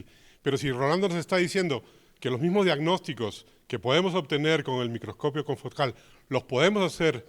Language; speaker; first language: Spanish; native; Spanish